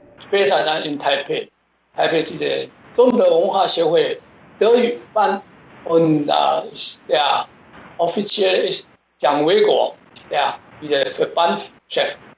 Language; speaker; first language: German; non-native, fluent; Chinese